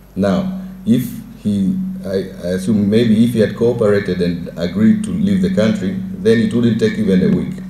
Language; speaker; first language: English; non-native, local second language; Swahili